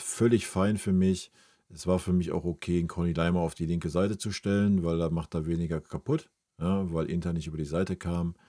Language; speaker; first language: German; native; German